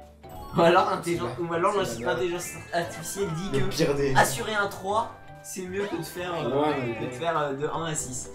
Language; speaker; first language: French; native; French